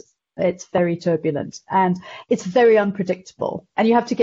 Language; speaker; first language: English; native; English